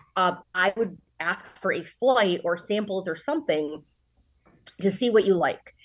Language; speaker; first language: English; native; English